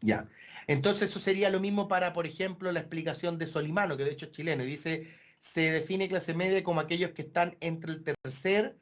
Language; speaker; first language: Spanish; native; Spanish